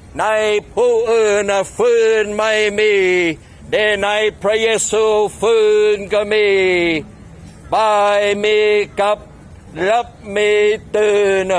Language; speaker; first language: Thai; non-native, fluent; English